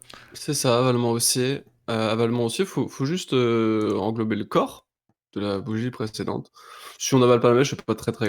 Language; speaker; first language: French; native; French